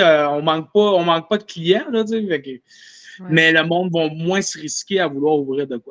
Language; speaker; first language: French; native; French